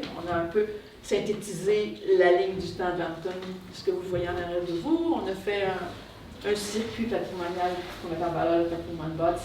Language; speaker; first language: French; native; French